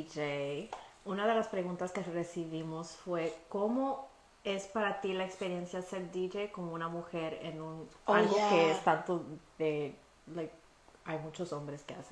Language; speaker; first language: Spanish; early bilingual, heritage; Spanish